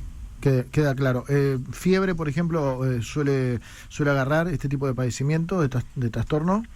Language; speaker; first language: Spanish; native; Spanish